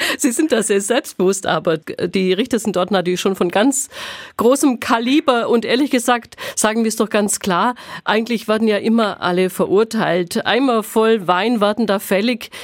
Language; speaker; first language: German; native; German